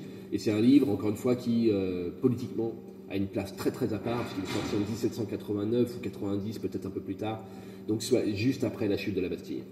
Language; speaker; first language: French; native; French